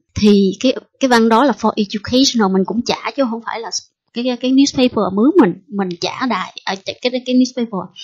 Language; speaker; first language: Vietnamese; early bilingual, heritage; Vietnamese